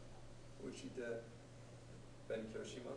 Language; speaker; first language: Japanese; non-native, learner; English